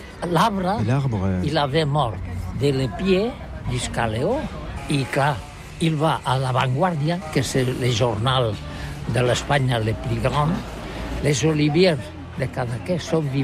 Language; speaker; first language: French; non-native, learner; Catalan